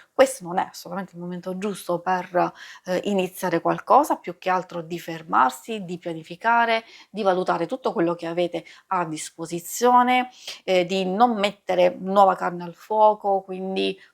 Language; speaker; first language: Italian; native; Italian